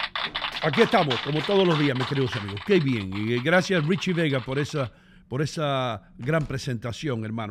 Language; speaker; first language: Spanish; native; Spanish